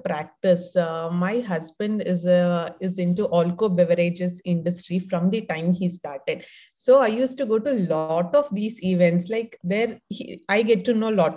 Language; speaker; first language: English; non-native, local second language; Kannada